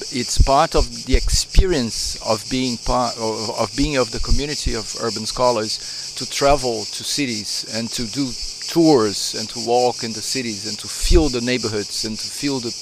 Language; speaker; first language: English; non-native, fluent; Portuguese